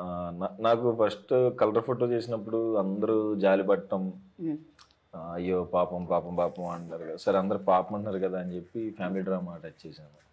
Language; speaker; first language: Telugu; native; Telugu